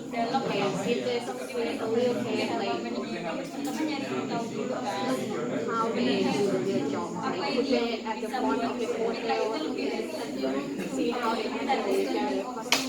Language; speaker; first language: English; non-native, learner; Indonesian